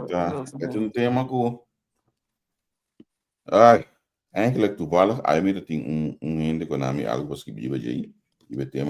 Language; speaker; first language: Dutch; non-native, local second language; Papiamento